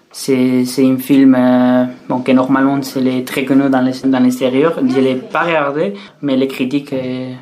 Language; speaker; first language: French; non-native, fluent; Spanish